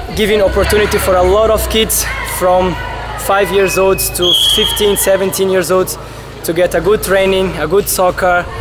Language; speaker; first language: English; non-native, fluent; Portuguese